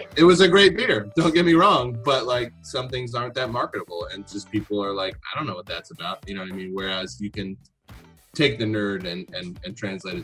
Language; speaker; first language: English; native; English